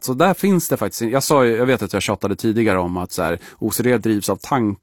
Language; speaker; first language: Swedish; native; Swedish